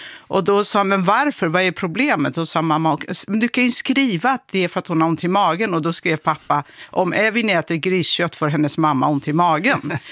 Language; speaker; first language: Swedish; non-native, fluent; Kurdish